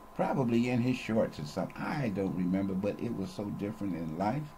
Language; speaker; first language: English; native; English